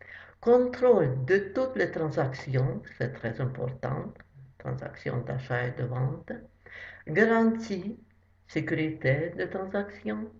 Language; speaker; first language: French; non-native, fluent; Russian